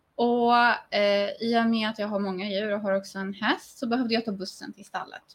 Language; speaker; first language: Swedish; early bilingual, other home language; Polish